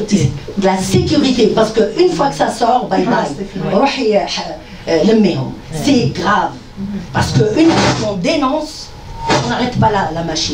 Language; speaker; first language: French; non-native, local second language; Arabic